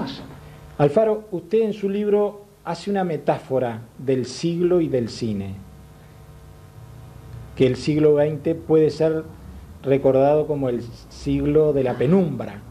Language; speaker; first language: Spanish; native; Spanish